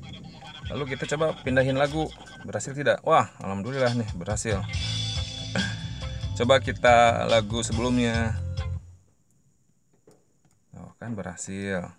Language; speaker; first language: Indonesian; native; Indonesian